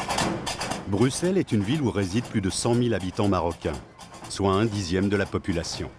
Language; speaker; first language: French; native; French